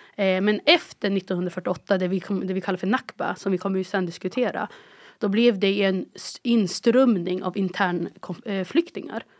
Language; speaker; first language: Swedish; early bilingual, other home language; Arabic